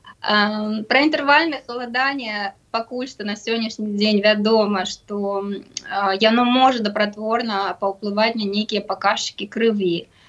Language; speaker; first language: Belarusian; non-native, local second language; Russian